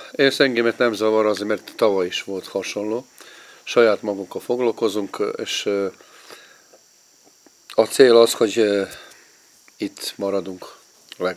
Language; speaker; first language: Hungarian; non-native, fluent; Serbian